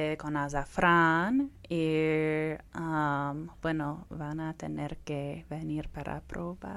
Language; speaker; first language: Spanish; non-native, fluent; English